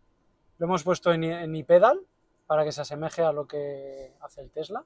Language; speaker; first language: Spanish; native; Spanish